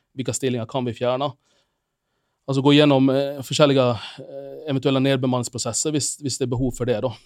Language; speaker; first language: Norwegian; non-native, fluent; Finnish